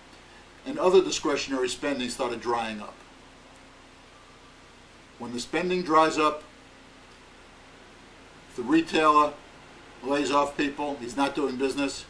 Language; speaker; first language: English; native; English